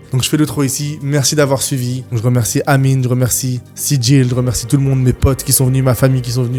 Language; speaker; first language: French; native; French